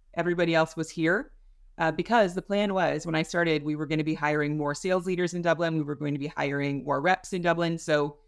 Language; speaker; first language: English; native; English